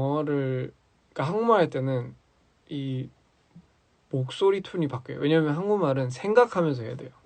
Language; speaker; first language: Korean; early bilingual, heritage; English